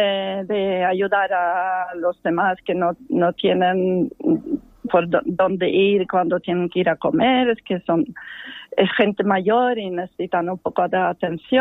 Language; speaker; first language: Spanish; non-native, fluent; Norwegian